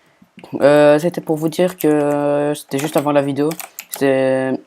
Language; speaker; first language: French; native; French